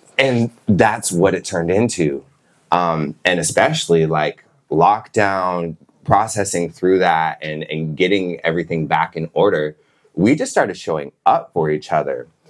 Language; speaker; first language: English; native; English